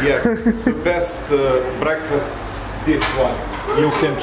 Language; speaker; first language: English; non-native, learner; Serbian